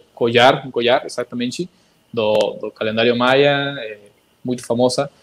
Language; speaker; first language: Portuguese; non-native, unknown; Spanish